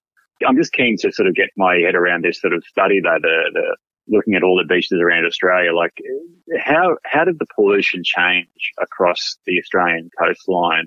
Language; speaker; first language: English; native; English